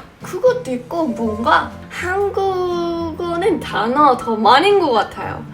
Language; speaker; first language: Korean; non-native, fluent; English